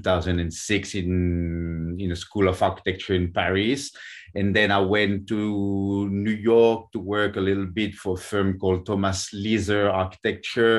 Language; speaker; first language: English; non-native, fluent; French